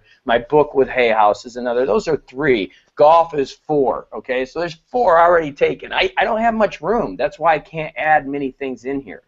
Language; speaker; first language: English; native; English